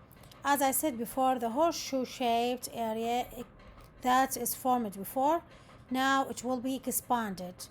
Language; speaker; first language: English; non-native, local second language; Arabic